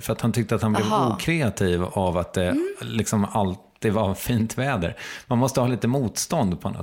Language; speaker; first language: Swedish; native; Swedish